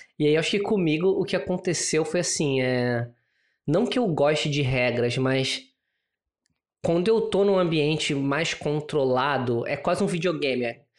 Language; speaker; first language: Portuguese; native; Portuguese